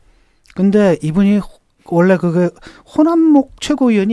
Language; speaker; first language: Korean; native; Korean